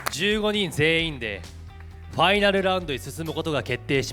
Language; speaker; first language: Japanese; native; Japanese